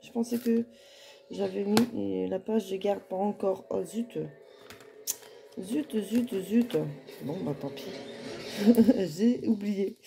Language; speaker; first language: French; native; French